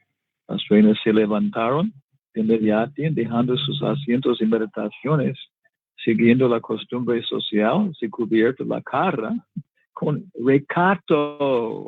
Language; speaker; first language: Spanish; non-native, learner; English